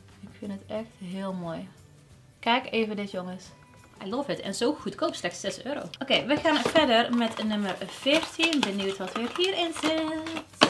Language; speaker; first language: Dutch; early bilingual, other home language; Riffian